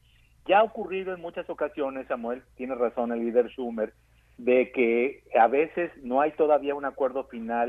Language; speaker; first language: Spanish; native; Spanish